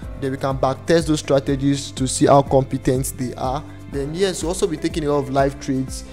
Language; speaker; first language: English; non-native, local second language; Yoruba